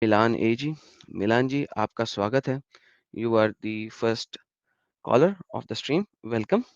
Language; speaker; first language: Hindi; native; Hindi